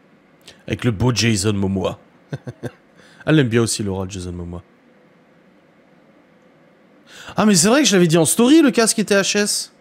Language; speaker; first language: French; native; French